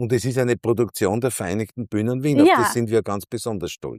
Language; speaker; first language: German; native; German